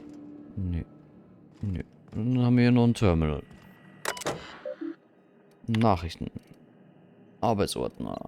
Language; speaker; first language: German; native; German